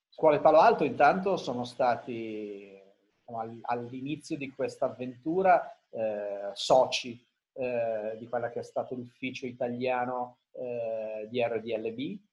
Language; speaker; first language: Italian; early bilingual, heritage; Italian